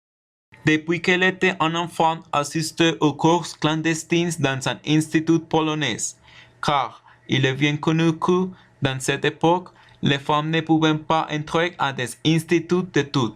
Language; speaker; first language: French; non-native, learner; Spanish